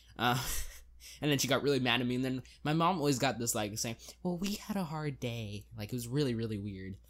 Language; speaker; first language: English; early bilingual, other home language; Hindi